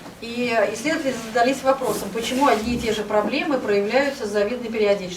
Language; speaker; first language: Russian; native; Russian